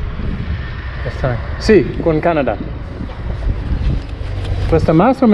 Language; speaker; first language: Spanish; non-native, learner; English